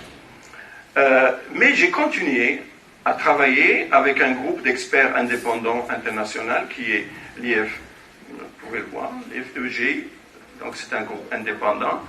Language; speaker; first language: French; non-native, local second language; Arabic